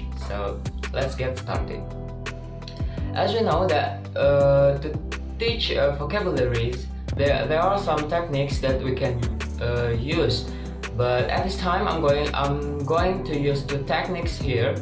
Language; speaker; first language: English; non-native, learner; Indonesian